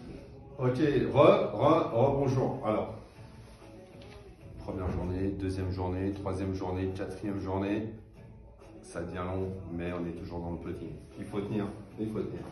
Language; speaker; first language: French; native; French